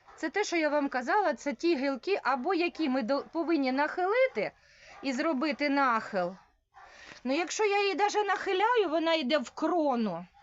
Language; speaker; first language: Ukrainian; non-native, local second language; Russian